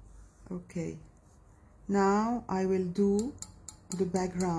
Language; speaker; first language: English; non-native, fluent; Arabic